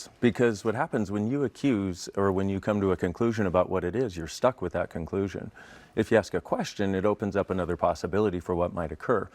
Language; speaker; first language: English; native; English